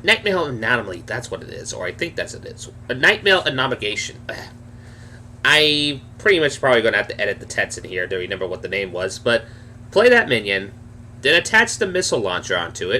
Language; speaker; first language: English; native; English